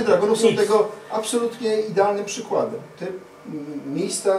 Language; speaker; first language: Polish; native; Polish